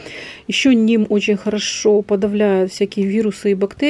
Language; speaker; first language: Russian; native; Russian